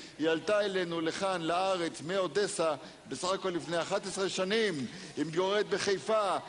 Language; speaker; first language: Hebrew; native; Hebrew